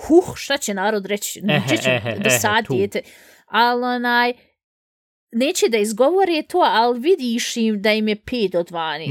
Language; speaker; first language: Bosnian; early bilingual, heritage; Bosnian